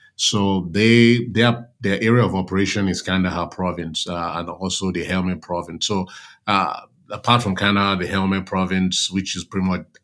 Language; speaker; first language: English; non-native, local second language; Yoruba